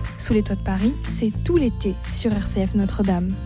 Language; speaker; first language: French; native; French